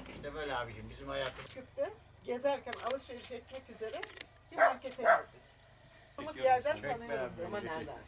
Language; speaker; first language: Turkish; early bilingual, heritage; Romanian